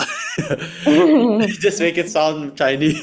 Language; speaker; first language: English; non-native, fluent; Indonesian